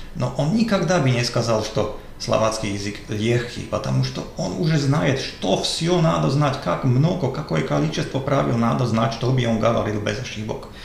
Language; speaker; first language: Russian; non-native, learner; Slovak